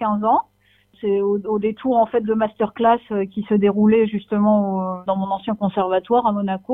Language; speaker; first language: French; native; French